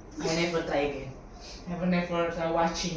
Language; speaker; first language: English; non-native, learner; Indonesian